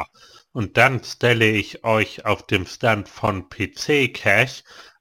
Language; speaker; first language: German; native; German